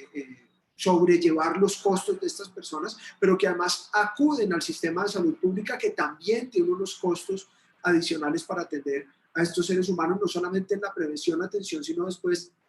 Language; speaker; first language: Spanish; native; Spanish